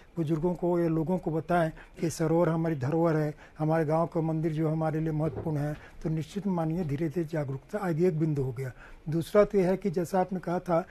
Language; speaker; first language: Hindi; native; Hindi